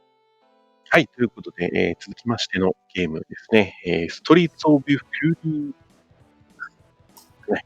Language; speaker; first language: Japanese; native; Japanese